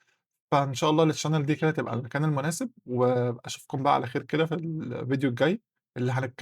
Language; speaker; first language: Arabic; native; Arabic